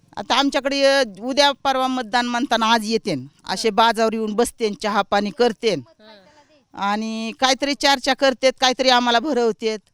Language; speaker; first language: Marathi; native; Marathi